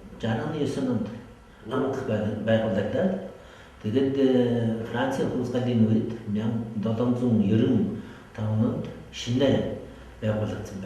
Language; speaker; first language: Mongolian; non-native, fluent; French